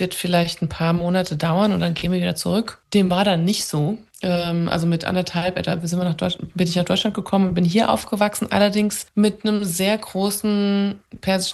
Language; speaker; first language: German; native; German